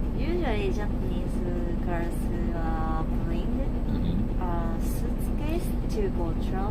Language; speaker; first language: English; non-native, learner; Japanese